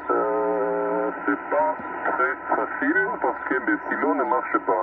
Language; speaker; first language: French; non-native, fluent; Greek